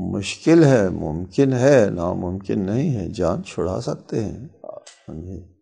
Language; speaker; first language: Urdu; non-native, local second language; Balti